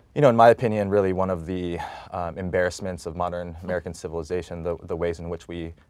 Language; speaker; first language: English; native; English